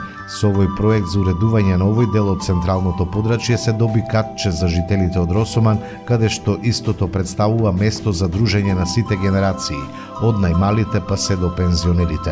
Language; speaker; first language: Macedonian; native; Macedonian